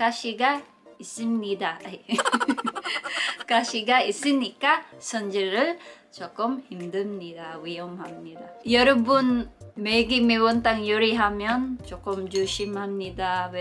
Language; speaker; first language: Korean; non-native, learner; Filipino